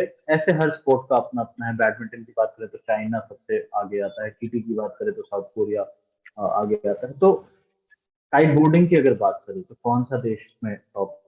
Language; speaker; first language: Hindi; native; Hindi